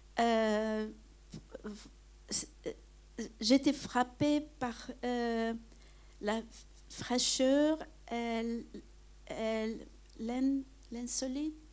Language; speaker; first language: French; non-native, fluent; Hungarian